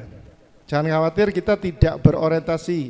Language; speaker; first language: Indonesian; native; Indonesian